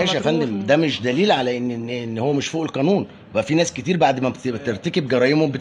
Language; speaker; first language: Arabic; native; Arabic